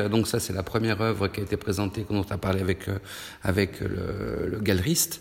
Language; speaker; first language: French; native; French